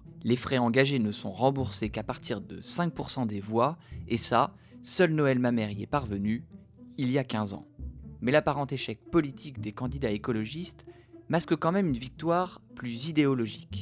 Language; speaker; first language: French; native; French